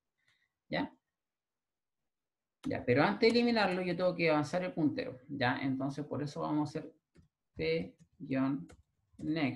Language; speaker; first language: Spanish; native; Spanish